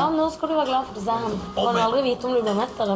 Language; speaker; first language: Norwegian; native; Norwegian